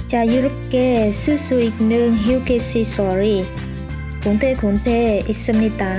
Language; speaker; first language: Korean; non-native, learner; Vietnamese